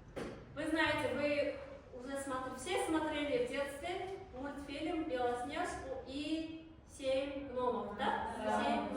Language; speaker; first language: Russian; non-native, local second language; Kyrgyz